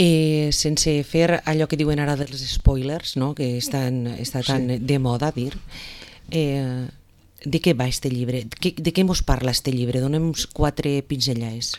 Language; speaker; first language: Catalan; native; Catalan